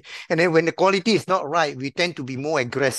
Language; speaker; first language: English; non-native, local second language; Min Nan Chinese